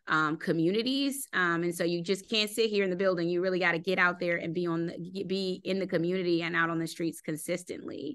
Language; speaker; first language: English; native; English